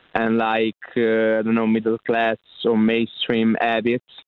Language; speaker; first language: English; non-native, fluent; Italian